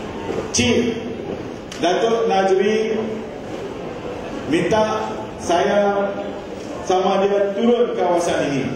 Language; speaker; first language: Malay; non-native, local second language; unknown